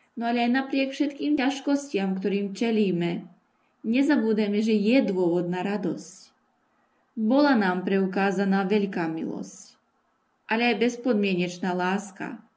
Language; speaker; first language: Slovak; early bilingual, heritage; Slovak